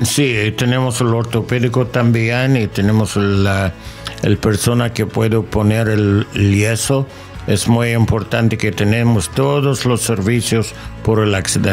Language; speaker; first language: Spanish; non-native, learner; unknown